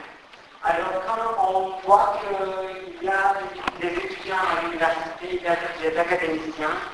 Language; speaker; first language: French; non-native, fluent; Turkish